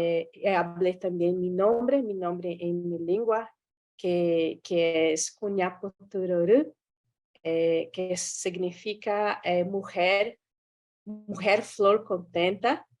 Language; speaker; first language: Spanish; non-native, fluent; Guarani